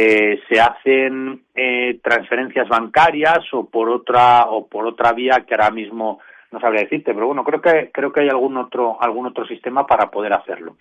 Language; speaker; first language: Spanish; native; Spanish